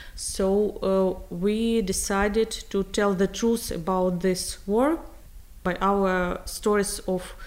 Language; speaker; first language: English; non-native, learner; Ukrainian